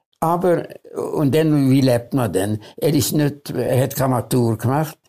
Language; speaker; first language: German; early bilingual, other home language; Hungarian